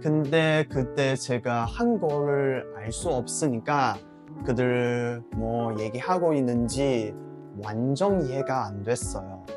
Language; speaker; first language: Korean; non-native, fluent; Chinese